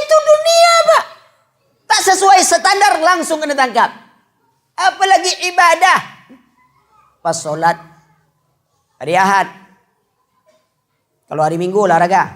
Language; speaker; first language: Malay; native; Malay